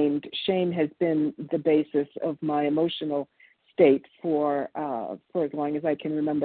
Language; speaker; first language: English; early bilingual, other home language; Italian